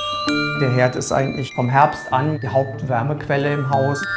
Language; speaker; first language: German; native; German